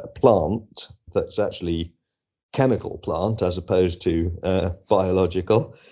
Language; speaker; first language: English; native; English